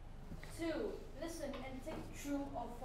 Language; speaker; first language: English; non-native, learner; Vietnamese